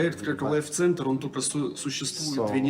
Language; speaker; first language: Russian; native; Russian